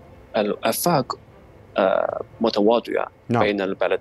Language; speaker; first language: Arabic; non-native, fluent; Chinese